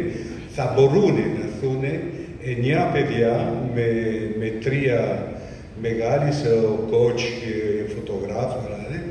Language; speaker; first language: Greek; early bilingual, heritage; French